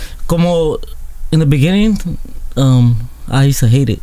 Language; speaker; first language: English; early bilingual, other home language; Spanish